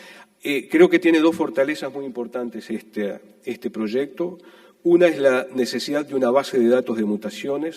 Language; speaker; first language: Spanish; native; Spanish